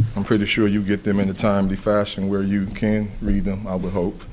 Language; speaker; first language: English; native; English